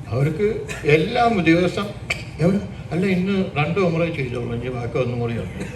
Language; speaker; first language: Malayalam; early bilingual, heritage; Malayalam